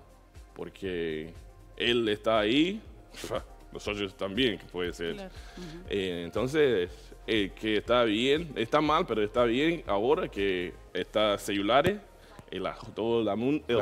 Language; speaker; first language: Spanish; non-native, learner; English